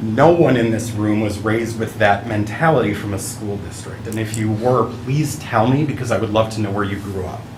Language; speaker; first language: English; early bilingual, other home language; Italian